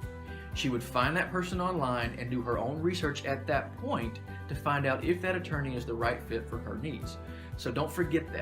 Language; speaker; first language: English; native; English